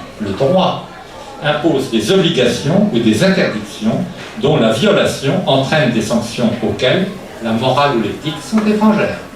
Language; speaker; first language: French; native; French